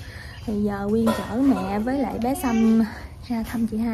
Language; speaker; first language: Vietnamese; native; Vietnamese